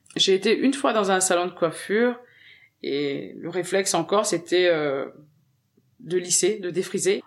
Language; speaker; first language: French; early bilingual, other home language; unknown